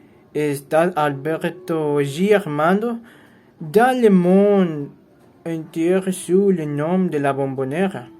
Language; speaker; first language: French; non-native, learner; Spanish